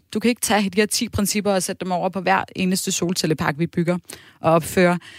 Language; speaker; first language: Danish; native; Danish